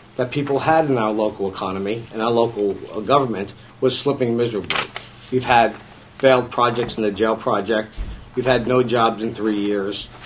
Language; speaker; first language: English; native; English